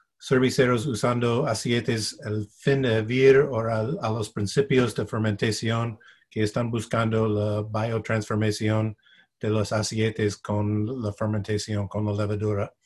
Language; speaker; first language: Spanish; non-native, fluent; English